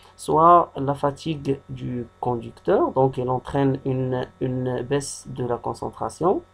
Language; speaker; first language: French; non-native, local second language; Arabic